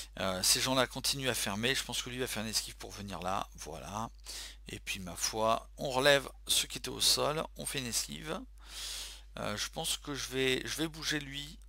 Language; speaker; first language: French; native; French